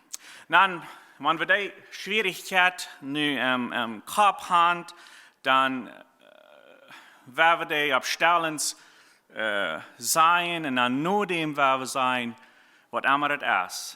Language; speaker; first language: German; non-native, learner; Plautdietsch